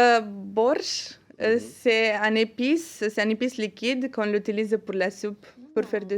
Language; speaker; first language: French; non-native, fluent; Romanian